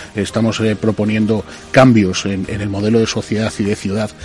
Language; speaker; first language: Spanish; native; Spanish